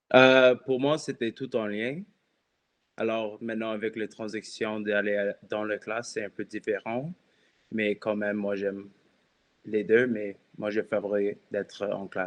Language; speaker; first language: French; non-native, local second language; English